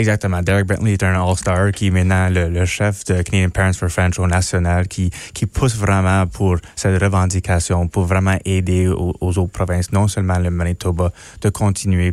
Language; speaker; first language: French; non-native, local second language; English